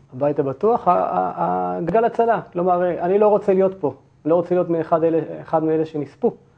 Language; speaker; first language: Hebrew; early bilingual, other home language; Turkish